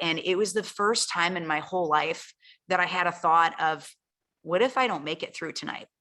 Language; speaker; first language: English; native; English